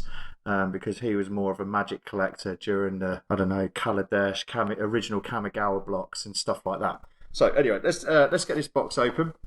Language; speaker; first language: English; native; English